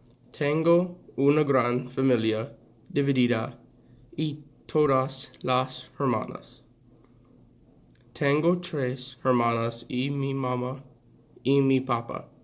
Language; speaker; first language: Spanish; non-native, learner; English